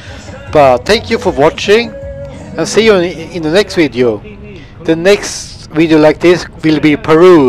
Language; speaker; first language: English; non-native, fluent; Swedish